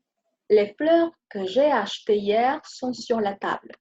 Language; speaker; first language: French; non-native, fluent; Spanish